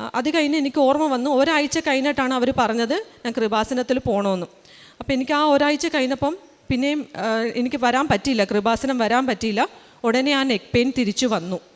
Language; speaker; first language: Malayalam; early bilingual, heritage; Malayalam